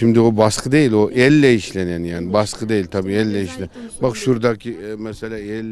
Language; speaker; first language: Turkish; non-native, local second language; Kyrgyz